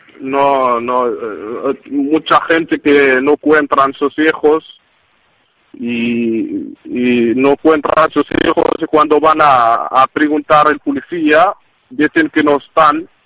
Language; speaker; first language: Spanish; non-native, learner; Arabic